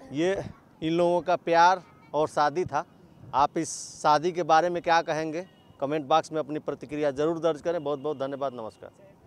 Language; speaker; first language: Hindi; native; Hindi